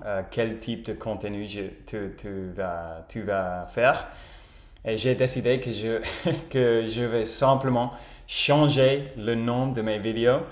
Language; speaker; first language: French; non-native, learner; English